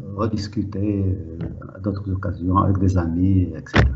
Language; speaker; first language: French; non-native, local second language; Arabic